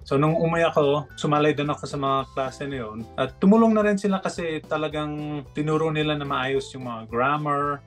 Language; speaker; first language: Filipino; non-native, fluent; English